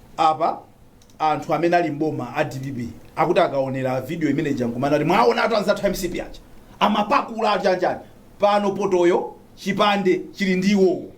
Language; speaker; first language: Nyanja; native; Nyanja